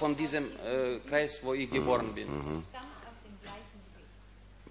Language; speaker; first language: German; non-native, fluent; Ukrainian